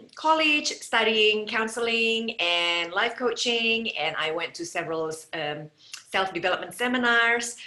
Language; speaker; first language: English; non-native, fluent; Indonesian